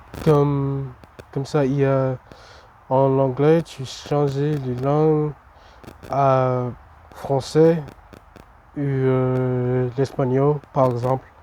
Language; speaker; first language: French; non-native, learner; English